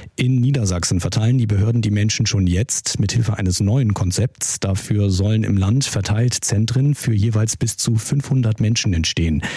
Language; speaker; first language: German; native; German